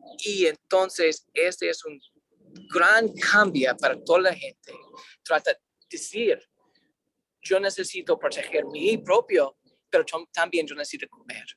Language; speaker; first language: Spanish; non-native, learner; English